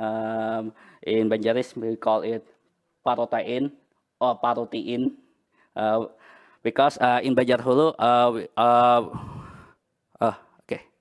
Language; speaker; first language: English; non-native, learner; Banjar